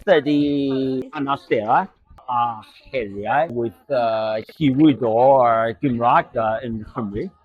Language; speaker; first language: Welsh; non-native, learner; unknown